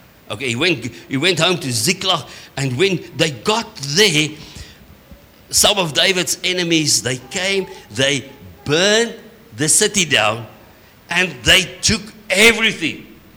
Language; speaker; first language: English; non-native, local second language; Afrikaans